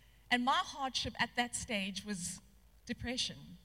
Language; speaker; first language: English; non-native, local second language; Afrikaans